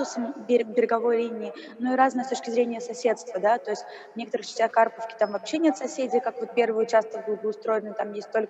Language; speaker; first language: Russian; native; Russian